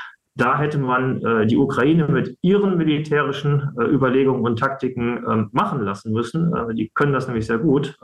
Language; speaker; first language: German; native; German